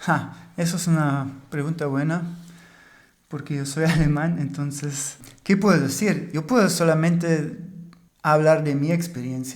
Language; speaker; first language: Spanish; non-native, fluent; German